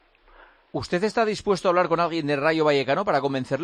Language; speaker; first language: Spanish; native; Spanish